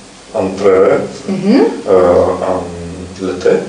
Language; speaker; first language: French; non-native, learner; Russian